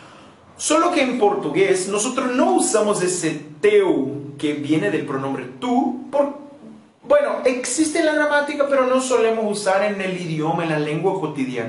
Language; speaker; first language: Spanish; non-native, fluent; Portuguese